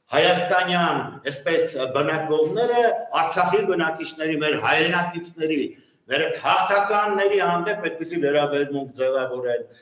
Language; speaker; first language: Armenian; native; Armenian